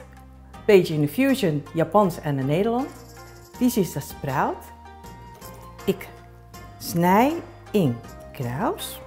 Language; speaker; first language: Dutch; non-native, learner; Japanese